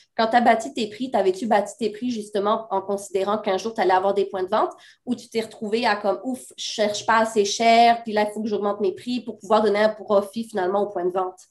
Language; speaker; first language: French; native; French